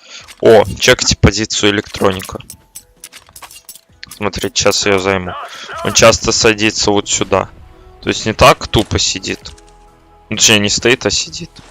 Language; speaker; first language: Russian; native; Russian